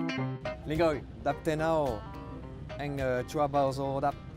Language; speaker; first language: Vietnamese; non-native, learner; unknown